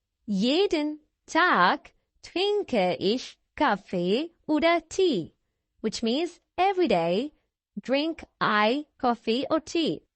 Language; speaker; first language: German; non-native, fluent; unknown